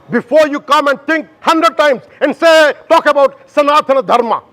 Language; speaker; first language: English; non-native, local second language; Telugu